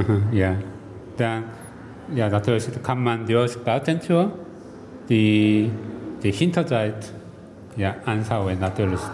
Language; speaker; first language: German; non-native, learner; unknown